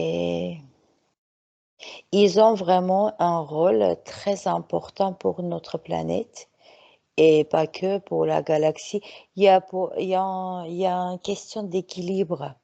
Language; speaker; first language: French; non-native, fluent; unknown